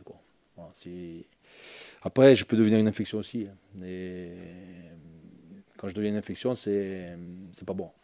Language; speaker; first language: French; native; French